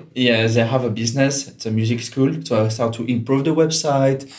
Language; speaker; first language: English; non-native, fluent; French